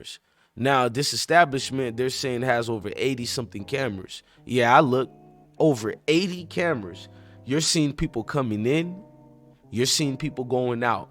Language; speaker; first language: English; native; English